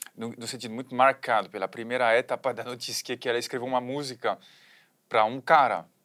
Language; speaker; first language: Portuguese; non-native, fluent; French